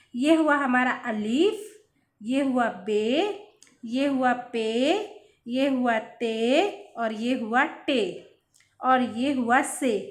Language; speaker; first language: Hindi; native; Hindi